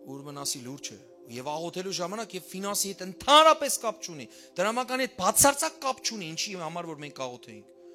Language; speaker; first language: Armenian; early bilingual, heritage; Armenian